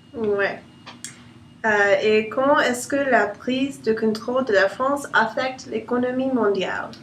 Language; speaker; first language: French; non-native, learner; English